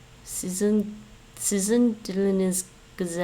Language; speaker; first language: Turkish; non-native, learner; English